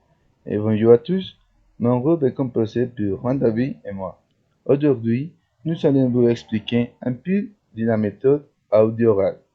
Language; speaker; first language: French; non-native, learner; Spanish